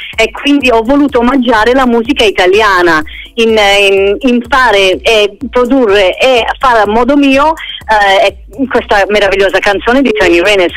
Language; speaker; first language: Italian; early bilingual, heritage; English